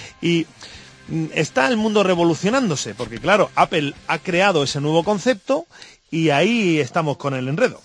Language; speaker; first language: Spanish; native; Spanish